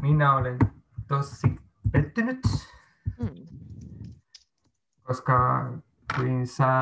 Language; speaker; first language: Finnish; non-native, learner; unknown